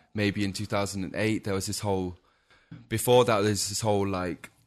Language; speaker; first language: English; native; English